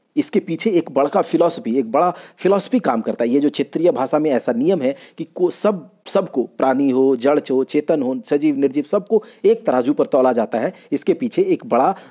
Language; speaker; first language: Hindi; non-native, local second language; Magahi